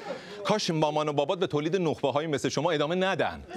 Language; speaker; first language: Persian; native; Persian